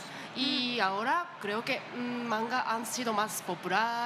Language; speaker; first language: Spanish; non-native, learner; Japanese